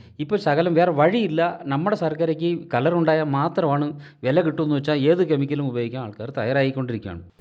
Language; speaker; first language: Malayalam; non-native, local second language; Tamil